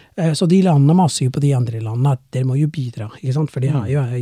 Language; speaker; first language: Norwegian; non-native, fluent; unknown